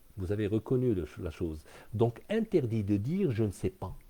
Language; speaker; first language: French; non-native, local second language; Arabic